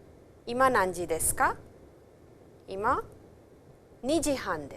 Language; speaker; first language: Japanese; non-native, fluent; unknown